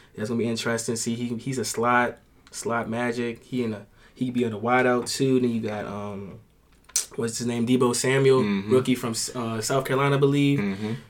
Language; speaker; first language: English; native; English